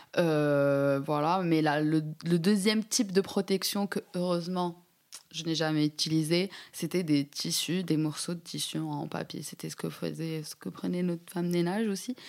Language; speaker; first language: French; non-native, local second language; Arabic